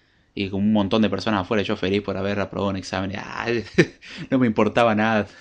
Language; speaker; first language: Spanish; native; Spanish